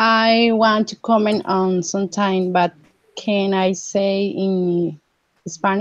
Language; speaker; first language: English; non-native, learner; Spanish